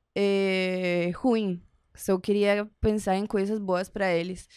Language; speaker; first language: Portuguese; non-native, learner; Spanish